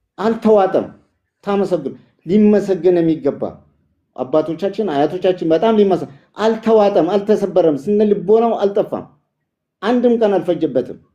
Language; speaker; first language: Amharic; non-native, local second language; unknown